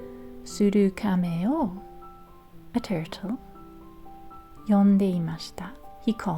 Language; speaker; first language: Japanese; non-native, learner; English